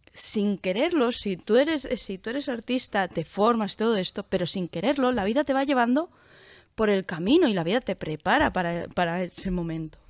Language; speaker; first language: Spanish; native; Spanish